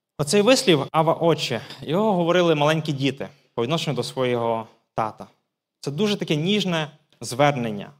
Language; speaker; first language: Ukrainian; native; Ukrainian